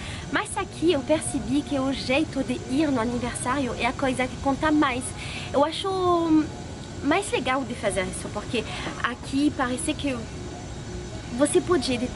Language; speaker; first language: Portuguese; non-native, fluent; French